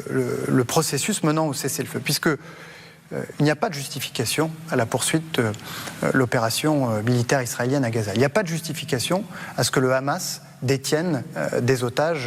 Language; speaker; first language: French; native; French